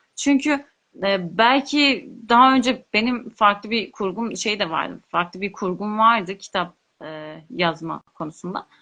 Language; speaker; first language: Turkish; non-native, local second language; Kurdish